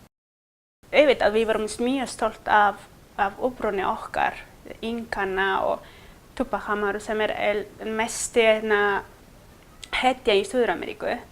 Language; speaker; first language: Icelandic; non-native, fluent; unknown